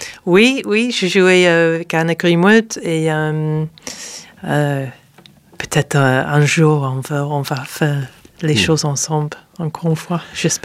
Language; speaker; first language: French; non-native, fluent; English